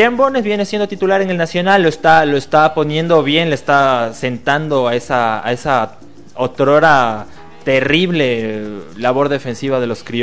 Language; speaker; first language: Spanish; native; Spanish